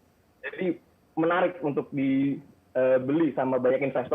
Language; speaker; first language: Indonesian; native; Indonesian